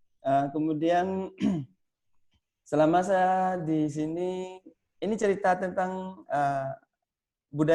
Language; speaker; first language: Indonesian; non-native, fluent; Thai